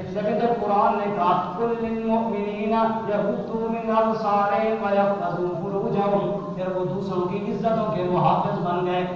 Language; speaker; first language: Urdu; non-native, local second language; Punjabi